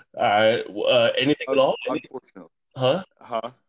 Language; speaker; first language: English; native; English